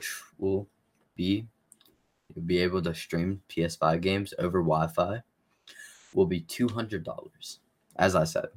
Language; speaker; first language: English; native; English